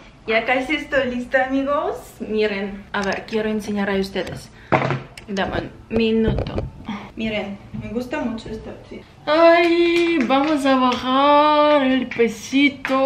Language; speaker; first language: Spanish; non-native, fluent; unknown